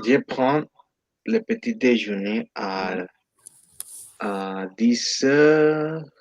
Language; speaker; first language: French; non-native, learner; Spanish